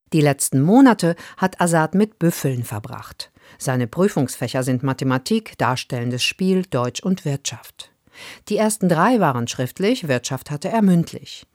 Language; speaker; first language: German; native; German